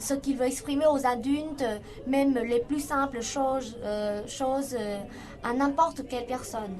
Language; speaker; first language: French; non-native, fluent; Vietnamese